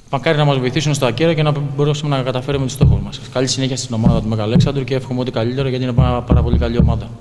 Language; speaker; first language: Greek; native; Greek